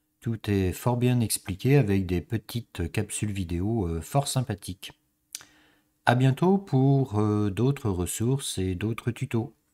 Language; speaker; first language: French; native; French